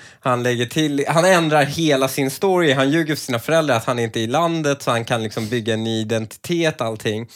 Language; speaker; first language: Swedish; early bilingual, other home language; Persian